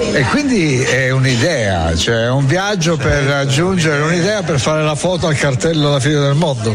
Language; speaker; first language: Italian; native; Italian